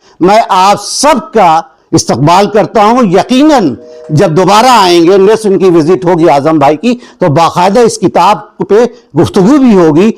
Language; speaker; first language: Urdu; native; Urdu